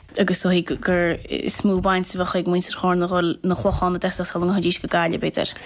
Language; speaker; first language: Irish; native; Irish